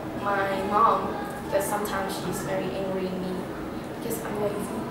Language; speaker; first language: English; non-native, learner; Vietnamese